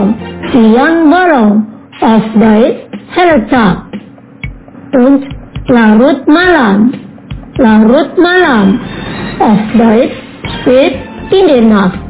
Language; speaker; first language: German; non-native, fluent; Indonesian